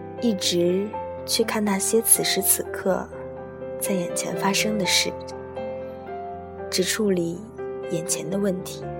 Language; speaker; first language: Chinese; native; Chinese